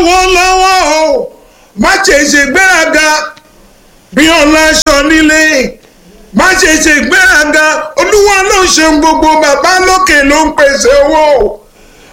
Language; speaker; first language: English; non-native, local second language; Yoruba